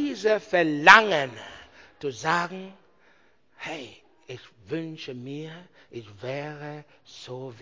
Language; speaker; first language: German; non-native, learner; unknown